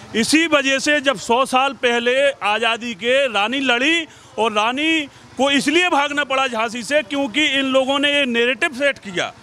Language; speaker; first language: Hindi; native; Hindi